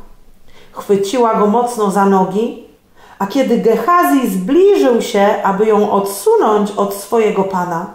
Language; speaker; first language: Polish; native; Polish